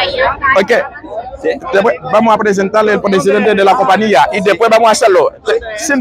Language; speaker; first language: Spanish; non-native, learner; Haitian Creole